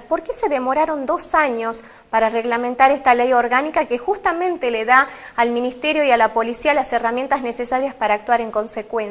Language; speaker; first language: Spanish; native; Spanish